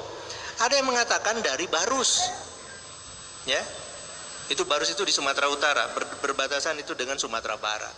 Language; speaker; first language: Indonesian; native; Indonesian